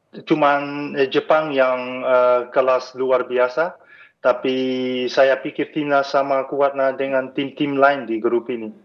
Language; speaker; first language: Indonesian; non-native, fluent; Dutch